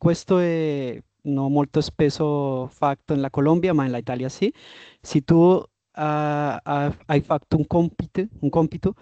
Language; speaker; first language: Italian; non-native, learner; Spanish